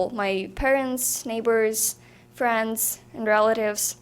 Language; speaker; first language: English; non-native, fluent; Ukrainian